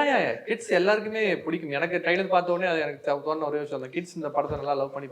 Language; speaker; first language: Tamil; native; Tamil